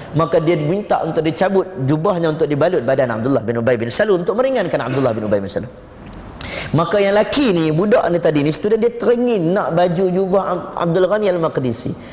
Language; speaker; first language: Malay; native; Malay